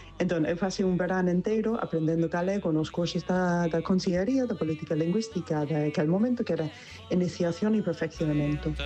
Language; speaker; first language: Galician; non-native, fluent; English